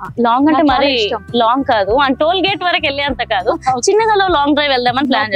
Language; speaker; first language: Telugu; native; Telugu